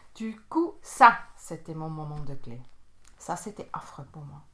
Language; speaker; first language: French; native; French